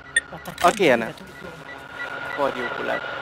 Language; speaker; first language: English; non-native, learner; Hungarian